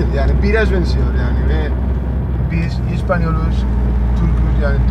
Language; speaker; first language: Turkish; non-native, learner; Spanish